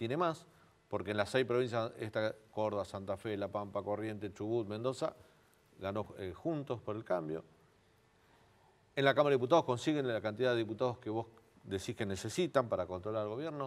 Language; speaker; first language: Spanish; native; Spanish